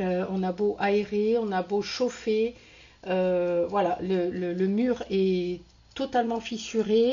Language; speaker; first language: French; native; French